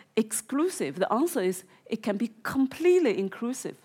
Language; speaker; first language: English; non-native, fluent; Chinese